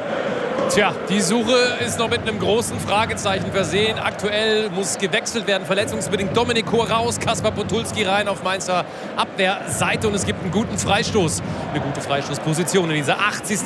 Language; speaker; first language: German; native; German